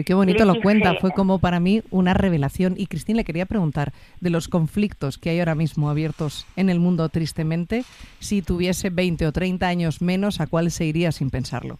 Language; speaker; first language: Spanish; native; Spanish